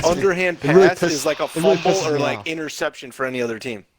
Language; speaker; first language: English; native; English